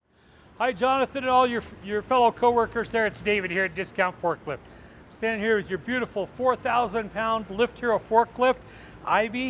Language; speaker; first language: English; native; English